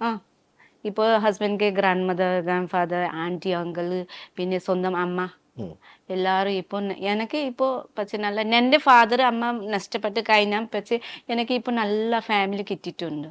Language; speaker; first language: Malayalam; non-native, learner; Nepali